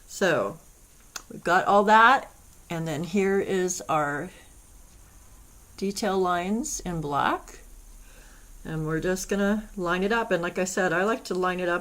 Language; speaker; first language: English; native; English